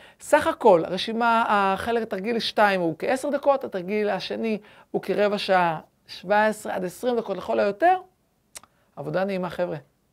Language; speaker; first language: Hebrew; native; Hebrew